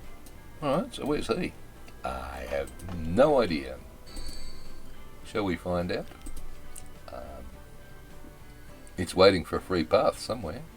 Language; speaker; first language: English; native; English